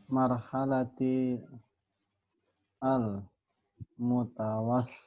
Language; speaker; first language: Arabic; non-native, fluent; Indonesian